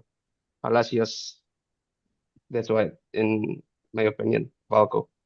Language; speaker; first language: English; non-native, fluent; Indonesian